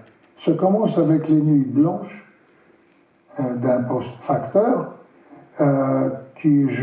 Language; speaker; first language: French; non-native, learner; Russian